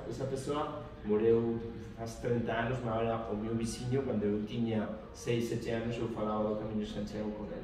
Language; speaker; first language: Portuguese; non-native, fluent; Spanish